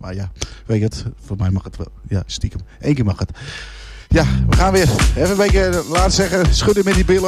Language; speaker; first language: Dutch; native; Dutch